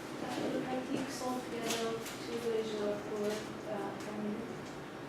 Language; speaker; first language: French; non-native, learner; English